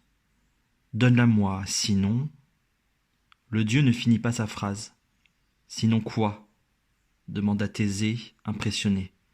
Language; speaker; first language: French; native; French